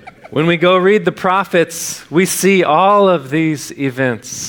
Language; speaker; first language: English; native; English